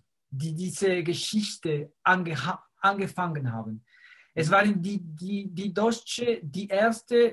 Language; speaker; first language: German; non-native, fluent; Spanish